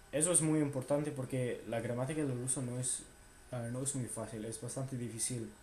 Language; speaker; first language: Spanish; non-native, fluent; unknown